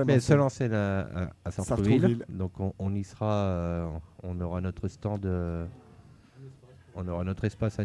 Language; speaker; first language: French; native; French